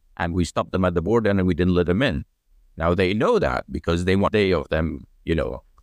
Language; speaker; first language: English; non-native, fluent; Arabic